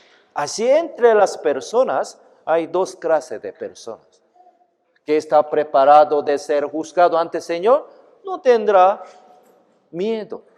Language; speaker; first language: Spanish; non-native, fluent; Korean